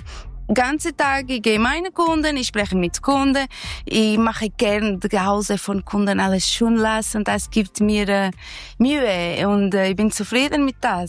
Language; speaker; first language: German; non-native, learner; Portuguese